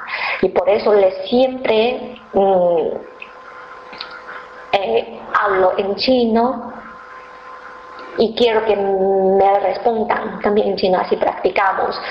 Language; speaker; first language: Spanish; non-native, fluent; Chinese